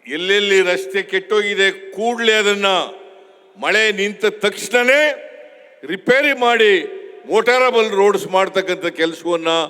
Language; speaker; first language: Kannada; native; Kannada